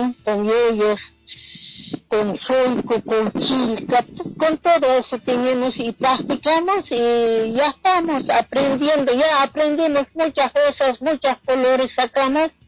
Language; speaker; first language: Spanish; non-native, local second language; Quechua